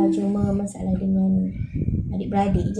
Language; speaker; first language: Malay; native; Malay